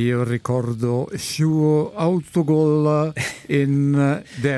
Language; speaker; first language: Italian; non-native, learner; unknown